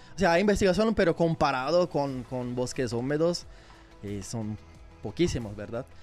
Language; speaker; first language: Spanish; non-native, learner; Portuguese